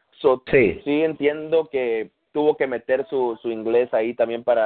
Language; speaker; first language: Spanish; early bilingual, heritage; Spanish